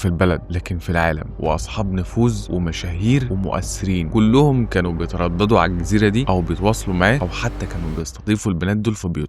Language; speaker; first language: Arabic; native; Arabic